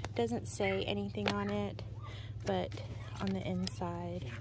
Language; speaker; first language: English; native; English